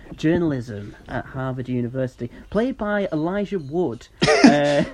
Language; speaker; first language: English; native; English